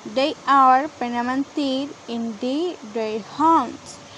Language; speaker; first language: English; non-native, learner; Spanish